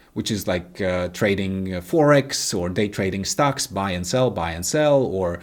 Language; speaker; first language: English; non-native, fluent; Latvian